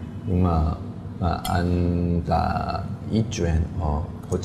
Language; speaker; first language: Vietnamese; non-native, learner; Korean